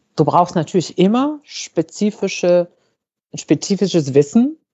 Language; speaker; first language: German; non-native, fluent; Arabic